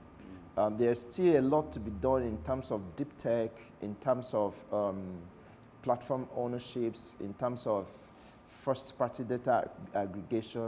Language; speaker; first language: English; non-native, local second language; Igbo